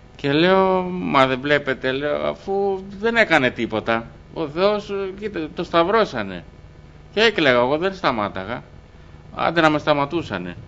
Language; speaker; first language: Greek; early bilingual, other home language; Albanian